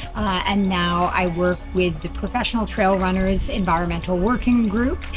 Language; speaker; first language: English; native; English